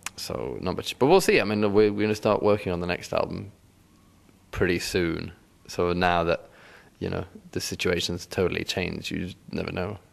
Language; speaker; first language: English; non-native, fluent; Swedish